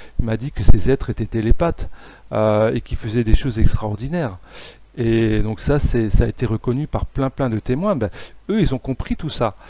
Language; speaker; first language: French; native; French